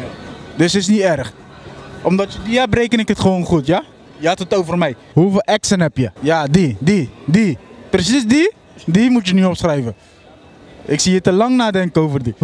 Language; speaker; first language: Dutch; native; Dutch